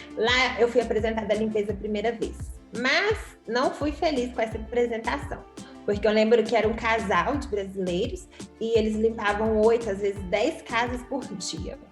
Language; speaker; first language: Portuguese; native; Portuguese